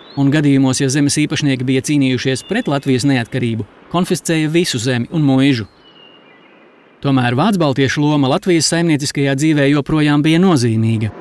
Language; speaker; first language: Latvian; native; Latvian